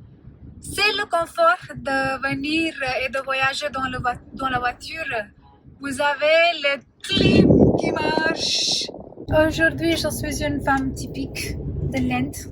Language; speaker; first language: French; non-native, fluent; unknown